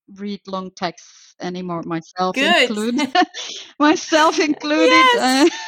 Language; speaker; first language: English; non-native, fluent; Finnish